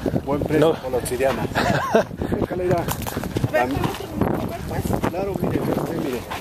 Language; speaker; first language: Spanish; native; Spanish